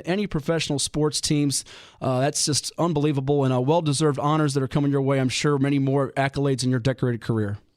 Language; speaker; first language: English; native; English